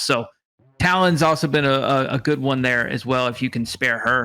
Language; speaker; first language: English; native; English